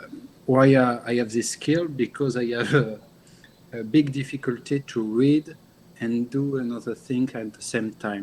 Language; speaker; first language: English; non-native, learner; French